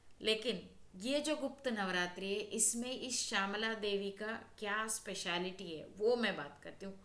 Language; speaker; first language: Hindi; non-native, local second language; Telugu